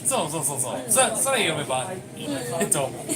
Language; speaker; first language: Japanese; non-native, learner; English